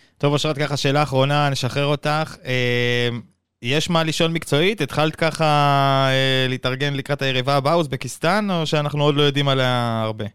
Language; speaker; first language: Hebrew; native; Hebrew